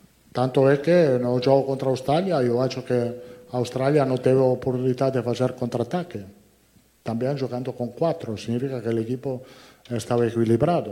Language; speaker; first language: Portuguese; non-native, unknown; Italian